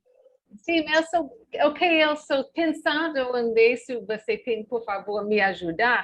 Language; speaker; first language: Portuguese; non-native, learner; English